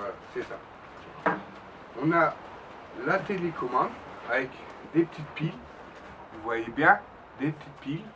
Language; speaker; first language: French; native; French